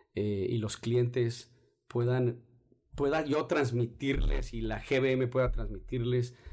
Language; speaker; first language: Spanish; native; Spanish